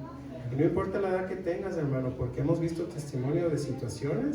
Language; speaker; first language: Spanish; native; Spanish